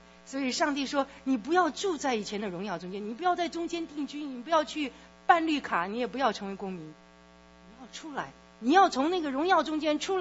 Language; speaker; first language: Chinese; native; Chinese